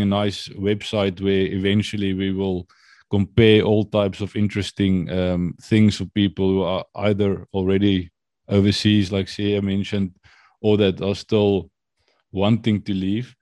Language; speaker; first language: English; non-native, local second language; Afrikaans